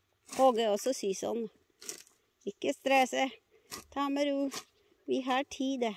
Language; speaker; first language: Norwegian; non-native, learner; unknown